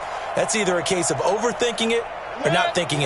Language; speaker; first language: English; native; English